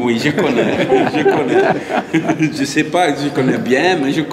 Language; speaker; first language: French; non-native, local second language; Dutch